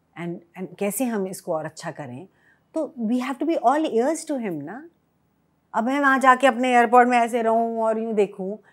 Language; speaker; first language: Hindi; native; Hindi